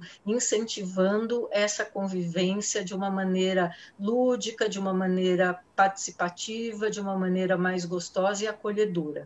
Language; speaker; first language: Portuguese; native; Portuguese